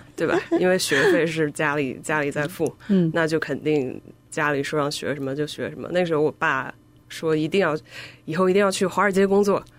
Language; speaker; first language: Chinese; native; Chinese